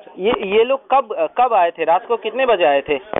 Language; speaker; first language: Urdu; native; Urdu